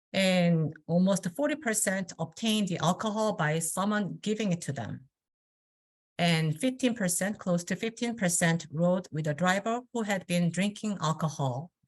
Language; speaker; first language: English; non-native, fluent; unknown